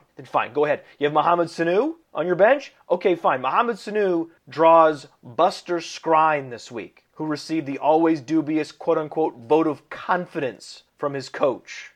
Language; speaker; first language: English; early bilingual, other home language; Italian